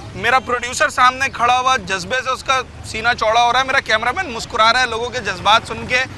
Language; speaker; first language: Urdu; native; Urdu